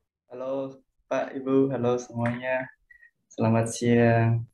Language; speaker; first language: Indonesian; non-native, fluent; Khmer